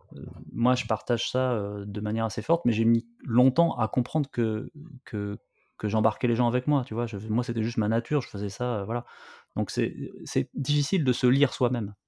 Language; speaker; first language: French; native; French